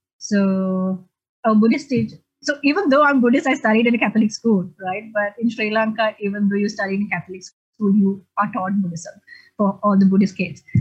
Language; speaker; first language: English; non-native, local second language; Sinhala